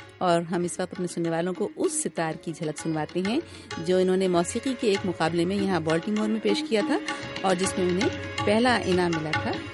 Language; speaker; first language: Urdu; native; Urdu